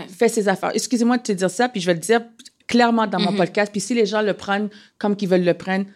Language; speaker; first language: French; native; French